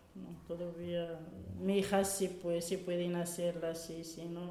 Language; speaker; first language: Spanish; non-native, learner; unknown